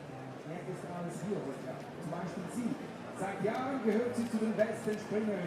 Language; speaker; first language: German; native; German